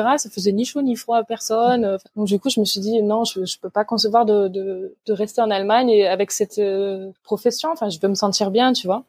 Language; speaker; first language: French; native; French